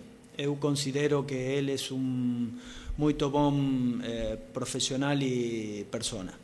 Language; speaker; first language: Spanish; non-native, fluent; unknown